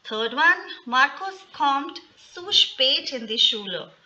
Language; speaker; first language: German; non-native, fluent; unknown